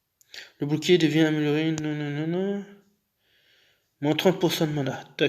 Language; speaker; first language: French; native; French